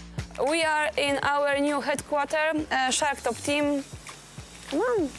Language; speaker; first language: English; non-native, learner; Polish